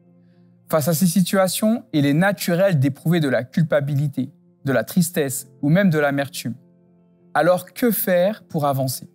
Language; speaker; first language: French; native; French